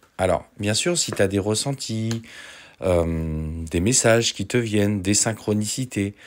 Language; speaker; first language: French; native; French